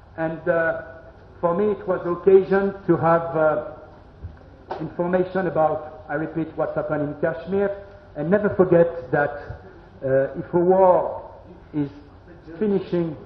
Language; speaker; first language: English; non-native, learner; French